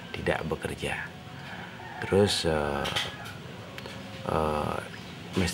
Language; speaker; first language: Indonesian; non-native, local second language; Balinese